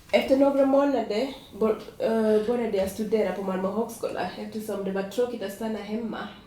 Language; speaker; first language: Swedish; non-native, fluent; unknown